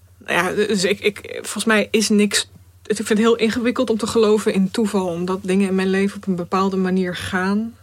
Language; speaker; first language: Dutch; early bilingual, other home language; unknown